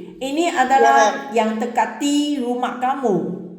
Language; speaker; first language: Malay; non-native, local second language; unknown